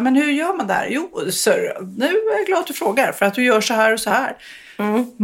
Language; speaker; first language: Swedish; native; Swedish